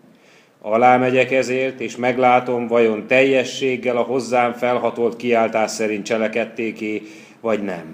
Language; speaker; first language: Hungarian; native; Hungarian